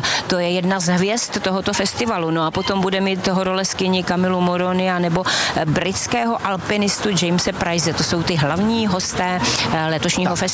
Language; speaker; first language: Czech; native; Czech